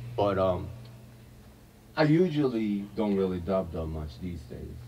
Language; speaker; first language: English; non-native, fluent; Japanese